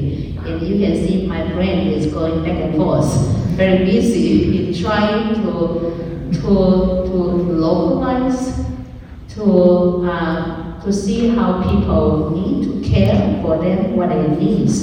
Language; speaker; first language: English; non-native, fluent; Chinese